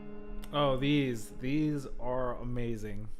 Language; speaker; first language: English; native; English